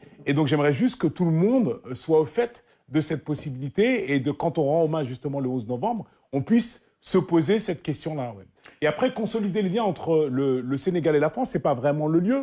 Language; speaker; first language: French; native; French